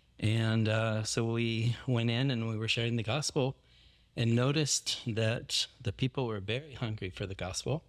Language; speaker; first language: English; native; English